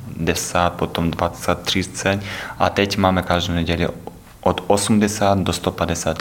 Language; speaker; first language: Czech; non-native, learner; Ukrainian